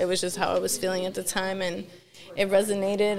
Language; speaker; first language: English; early bilingual, other home language; Spanish